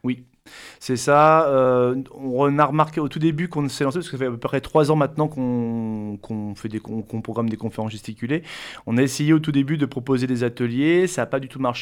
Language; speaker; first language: French; native; French